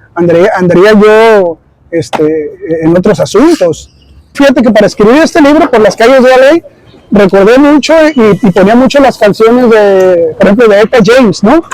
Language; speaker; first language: Spanish; early bilingual, heritage; Spanish